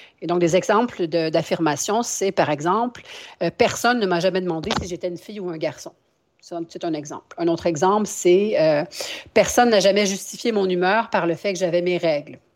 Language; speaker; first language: French; native; French